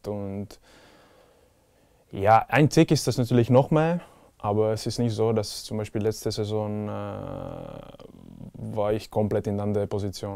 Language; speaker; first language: German; non-native, fluent; Czech